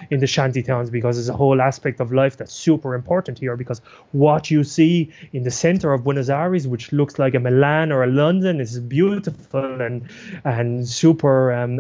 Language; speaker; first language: English; native; English